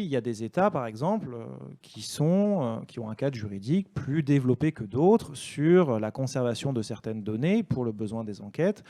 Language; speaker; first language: French; native; French